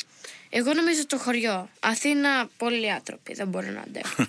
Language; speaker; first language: Greek; early bilingual, heritage; English